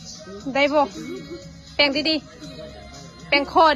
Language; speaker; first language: Chinese; non-native, learner; Lao